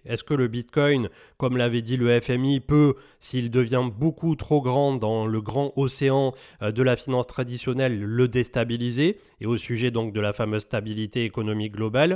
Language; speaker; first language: French; native; French